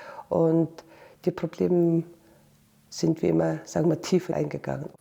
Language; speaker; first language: German; non-native, fluent; Mongolian